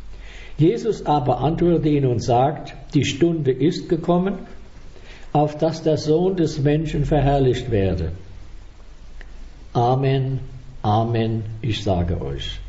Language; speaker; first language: German; native; German